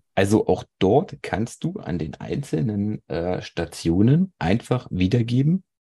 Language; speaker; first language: German; native; German